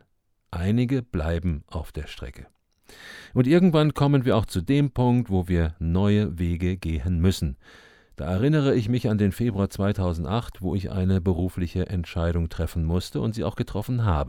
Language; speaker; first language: German; native; German